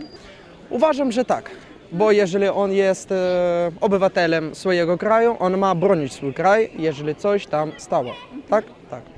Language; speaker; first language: Polish; non-native, learner; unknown